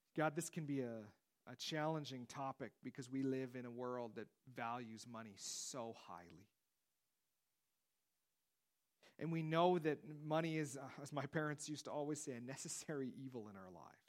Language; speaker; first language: English; native; English